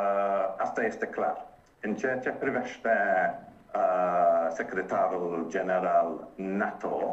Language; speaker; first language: Romanian; non-native, learner; English